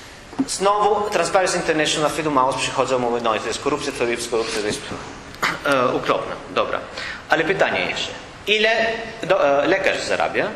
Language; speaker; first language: Polish; non-native, learner; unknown